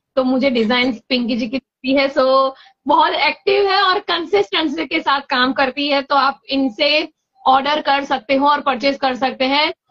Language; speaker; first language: Hindi; non-native, local second language; Gujarati